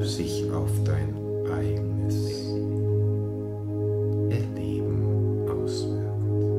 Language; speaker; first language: German; native; German